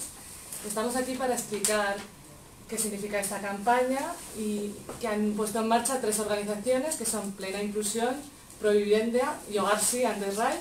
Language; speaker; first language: Spanish; native; Spanish